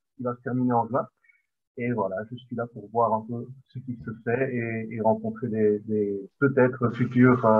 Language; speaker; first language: French; non-native, fluent; Spanish